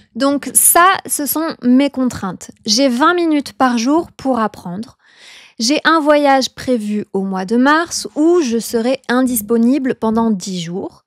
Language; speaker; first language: French; native; French